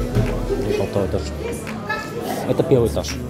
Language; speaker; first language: Russian; non-native, local second language; Azerbaijani